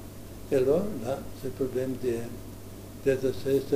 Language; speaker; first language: French; non-native, learner; Italian